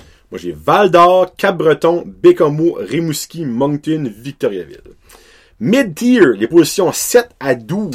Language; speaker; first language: French; native; French